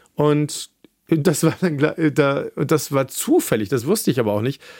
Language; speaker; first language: German; native; German